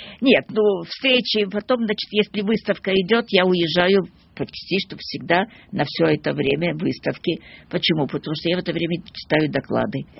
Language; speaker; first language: Russian; early bilingual, heritage; Russian